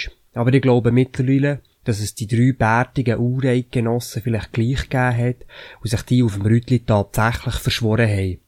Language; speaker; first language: German; native; German